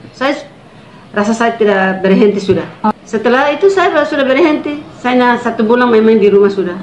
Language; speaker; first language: Indonesian; non-native, local second language; Tetum